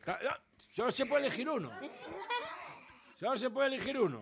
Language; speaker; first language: Spanish; native; Spanish